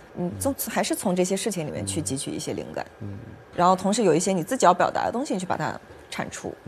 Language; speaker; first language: Chinese; native; Chinese